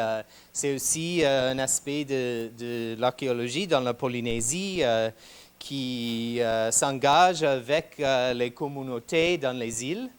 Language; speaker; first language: French; non-native, fluent; English